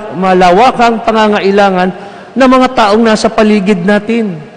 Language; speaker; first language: Filipino; native; Filipino